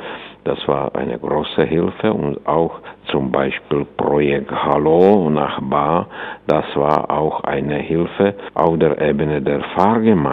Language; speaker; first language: German; non-native, fluent; Czech